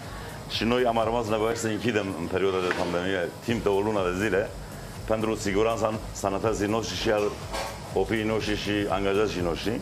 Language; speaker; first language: Romanian; non-native, fluent; Turkish